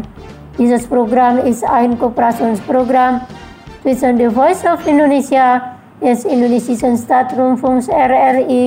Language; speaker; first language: German; non-native, fluent; Indonesian